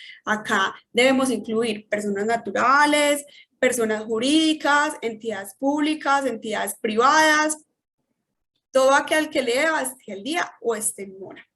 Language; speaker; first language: Spanish; native; Spanish